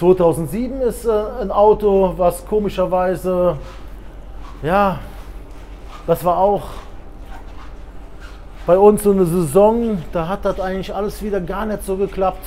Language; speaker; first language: German; native; German